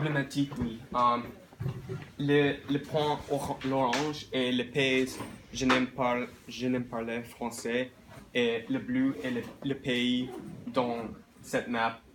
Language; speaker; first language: French; non-native, learner; English